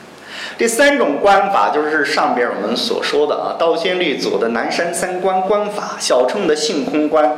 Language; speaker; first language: Chinese; native; Chinese